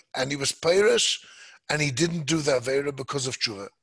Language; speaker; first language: English; native; English